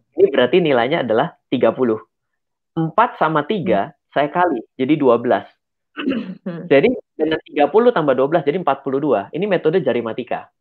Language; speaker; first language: Indonesian; native; Indonesian